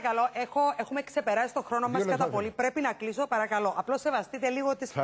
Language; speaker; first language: Greek; native; Greek